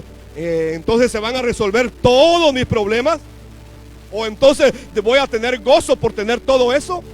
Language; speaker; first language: Spanish; native; Spanish